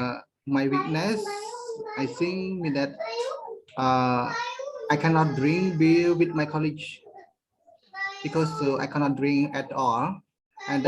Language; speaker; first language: English; non-native, learner; Khmer